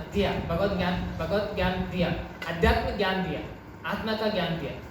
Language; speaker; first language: Hindi; non-native, local second language; Kannada